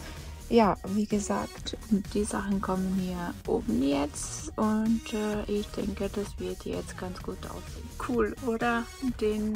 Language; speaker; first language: German; non-native, fluent; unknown